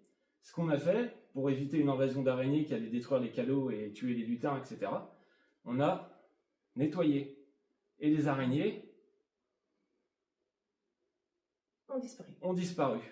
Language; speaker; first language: French; native; French